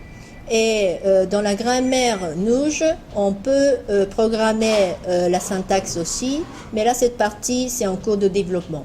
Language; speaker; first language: French; non-native, fluent; Japanese